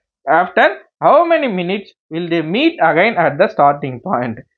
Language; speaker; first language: English; non-native, local second language; Tamil